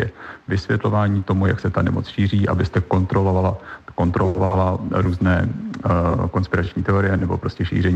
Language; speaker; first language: Czech; native; Czech